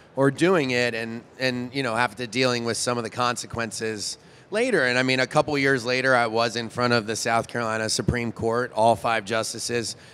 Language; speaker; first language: English; native; English